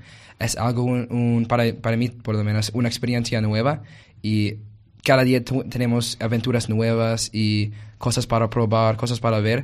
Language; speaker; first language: Spanish; non-native, learner; English